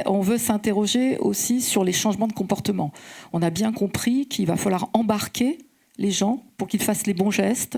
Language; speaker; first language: French; native; French